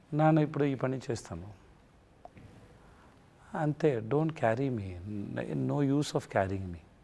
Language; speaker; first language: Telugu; non-native, learner; Tamil